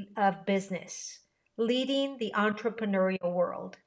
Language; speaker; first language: English; early bilingual, other home language; Spanish